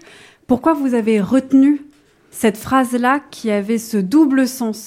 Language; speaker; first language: French; native; French